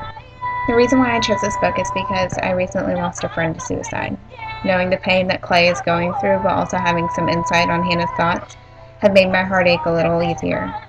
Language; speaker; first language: English; native; English